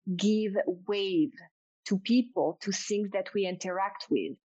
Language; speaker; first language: English; non-native, fluent; French